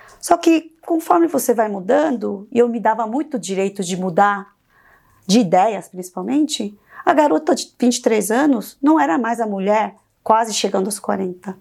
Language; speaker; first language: Portuguese; early bilingual, other home language; Korean